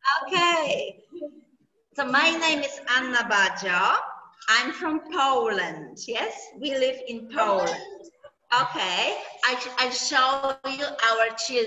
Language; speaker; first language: English; non-native, fluent; Polish